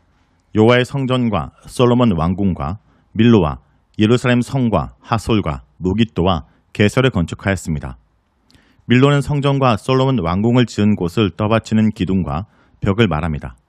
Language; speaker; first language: Korean; native; Korean